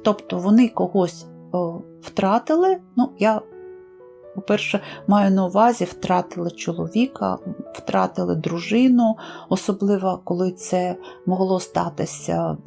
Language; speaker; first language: Ukrainian; native; Ukrainian